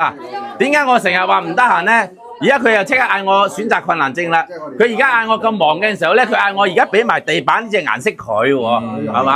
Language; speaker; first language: Cantonese; native; Cantonese